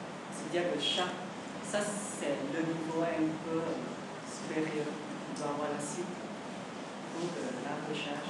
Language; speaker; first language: French; non-native, learner; Vietnamese